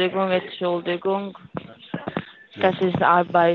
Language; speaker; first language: German; non-native, learner; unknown